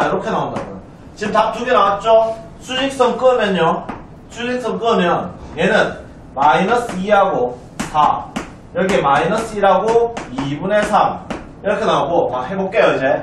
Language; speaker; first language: Korean; native; Korean